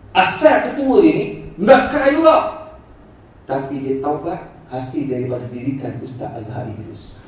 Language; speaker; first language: Malay; native; Malay